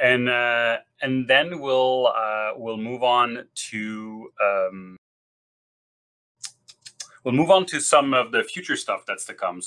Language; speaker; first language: English; non-native, fluent; French